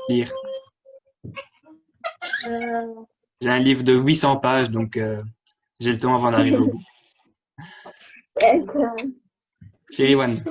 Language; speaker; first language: French; native; French